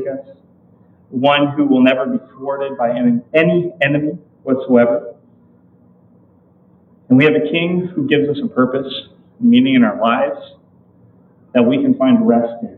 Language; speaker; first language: English; native; English